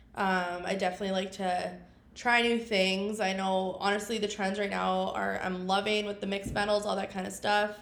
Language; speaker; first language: English; native; English